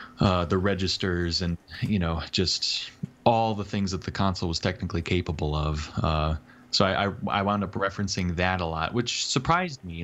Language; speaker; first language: English; native; English